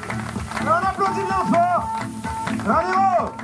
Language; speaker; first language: French; native; French